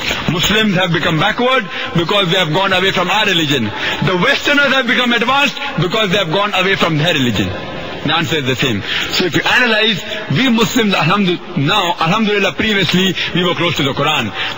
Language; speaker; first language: English; non-native, local second language; Urdu